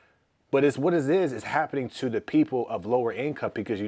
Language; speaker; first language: English; native; English